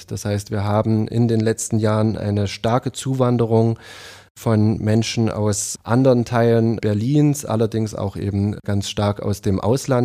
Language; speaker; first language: German; native; German